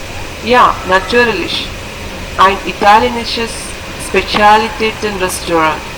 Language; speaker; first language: German; non-native, learner; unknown